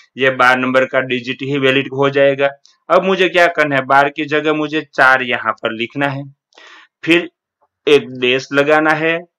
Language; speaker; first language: Hindi; non-native, local second language; Gujarati